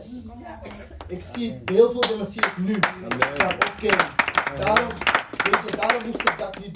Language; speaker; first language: Dutch; non-native, fluent; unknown